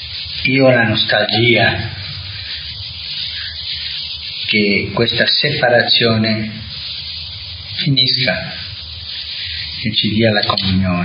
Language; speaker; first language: Italian; non-native, fluent; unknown